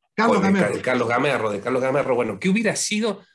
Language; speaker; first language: Spanish; native; Spanish